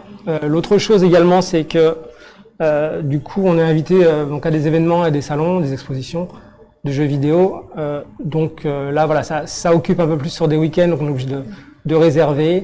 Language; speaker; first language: French; native; French